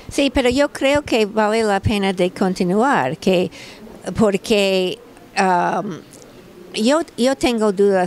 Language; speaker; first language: Spanish; non-native, fluent; English